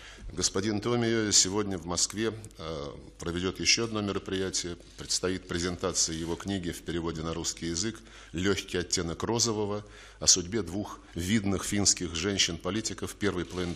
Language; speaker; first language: Russian; native; Russian